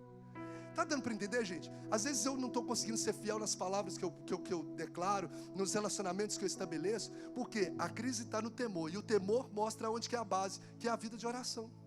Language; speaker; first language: Portuguese; native; Portuguese